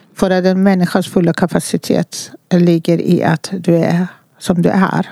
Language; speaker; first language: Swedish; non-native, fluent; Persian